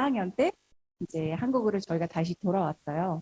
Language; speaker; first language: Korean; early bilingual, heritage; Korean